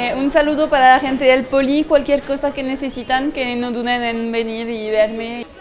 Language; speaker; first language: Spanish; non-native, fluent; French